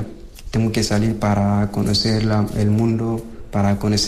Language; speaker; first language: Spanish; non-native, learner; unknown